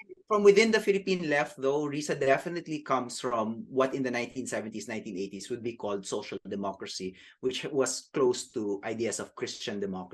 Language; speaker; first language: English; non-native, local second language; Filipino